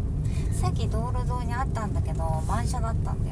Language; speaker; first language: Japanese; native; Japanese